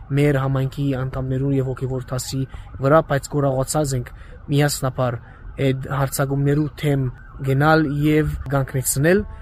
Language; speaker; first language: Armenian; native; Armenian